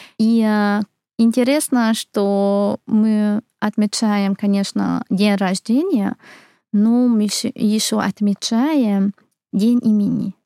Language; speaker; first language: Russian; non-native, fluent; Hungarian